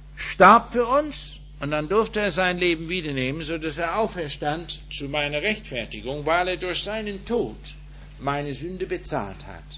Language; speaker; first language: German; non-native, fluent; English